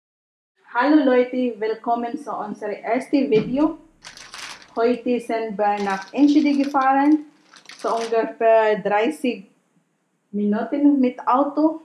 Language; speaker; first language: German; non-native, learner; Filipino